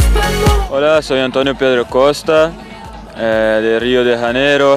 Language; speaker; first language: Spanish; non-native, learner; Portuguese